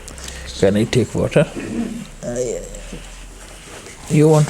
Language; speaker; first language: English; non-native, fluent; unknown